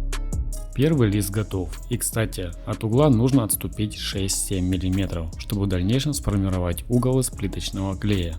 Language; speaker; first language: Russian; native; Russian